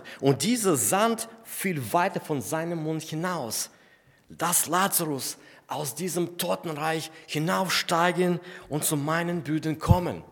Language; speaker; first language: German; non-native, fluent; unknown